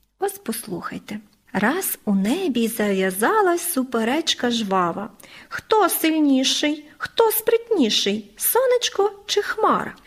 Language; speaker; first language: Ukrainian; native; Ukrainian